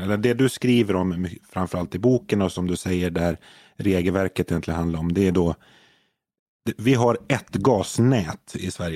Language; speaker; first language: Swedish; native; Swedish